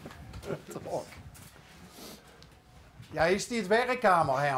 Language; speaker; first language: Dutch; native; Dutch